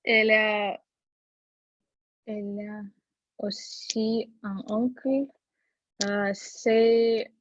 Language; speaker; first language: French; non-native, learner; Russian